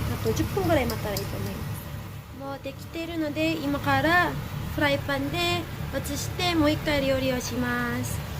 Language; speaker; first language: Japanese; non-native, fluent; Filipino